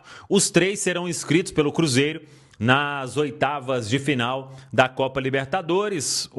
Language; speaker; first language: Portuguese; native; Portuguese